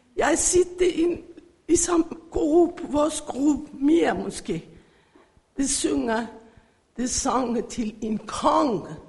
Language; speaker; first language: Danish; non-native, learner; Persian